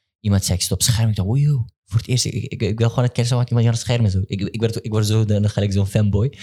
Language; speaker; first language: Dutch; early bilingual, other home language; Turkish